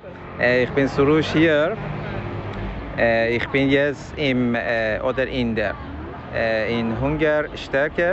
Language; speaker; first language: German; non-native, learner; Persian